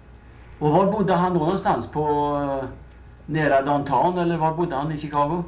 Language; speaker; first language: Swedish; native; Swedish